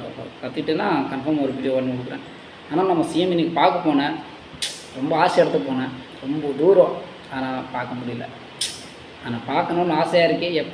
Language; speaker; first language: Tamil; non-native, learner; Hindi